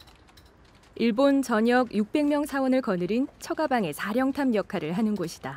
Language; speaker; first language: Korean; native; Korean